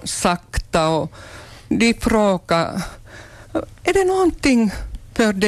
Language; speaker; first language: Swedish; non-native, local second language; Finnish